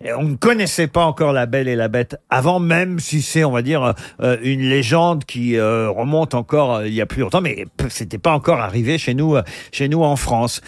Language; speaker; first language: French; native; French